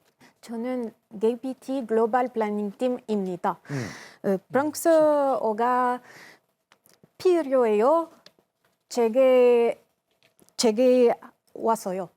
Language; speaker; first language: Korean; non-native, learner; French